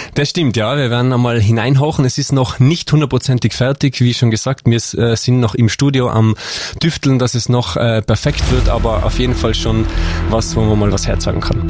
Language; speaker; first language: German; native; German